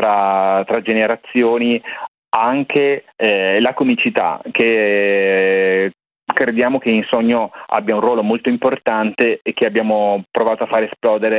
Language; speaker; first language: Italian; native; Italian